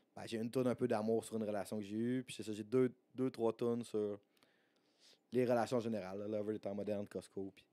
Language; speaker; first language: French; native; French